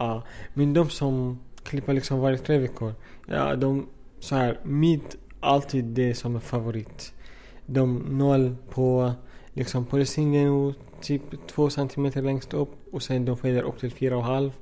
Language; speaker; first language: Swedish; non-native, fluent; Arabic